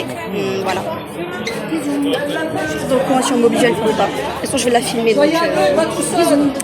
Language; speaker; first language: French; native; French